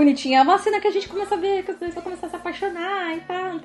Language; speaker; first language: Portuguese; native; Portuguese